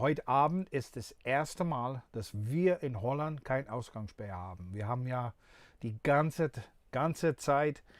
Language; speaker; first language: German; non-native, fluent; English